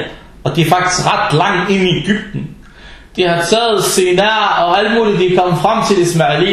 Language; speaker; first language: Danish; non-native, fluent; Arabic